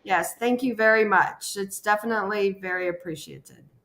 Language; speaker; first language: English; native; English